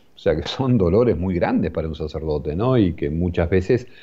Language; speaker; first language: Spanish; native; Spanish